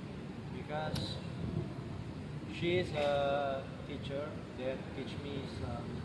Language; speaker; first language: English; non-native, learner; Indonesian